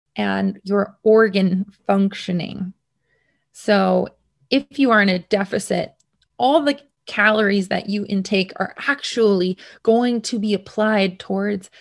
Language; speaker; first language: English; native; English